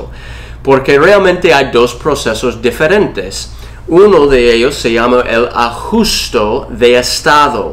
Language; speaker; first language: Spanish; non-native, fluent; English